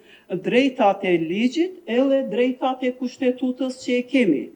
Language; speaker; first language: Albanian; non-native, local second language; Turkish